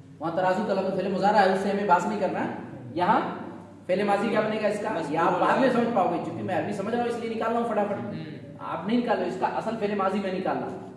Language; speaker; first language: Urdu; native; Urdu